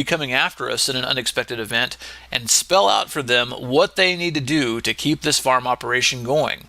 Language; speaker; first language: English; native; English